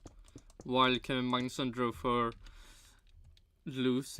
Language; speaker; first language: English; non-native, fluent; Swedish